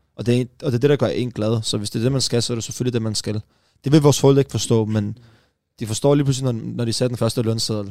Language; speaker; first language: Danish; early bilingual, other home language; Persian